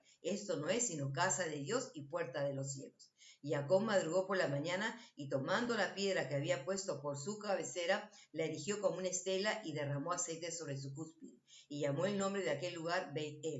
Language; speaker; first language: Spanish; native; Spanish